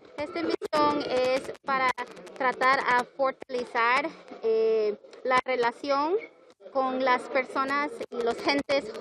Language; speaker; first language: Spanish; non-native, learner; English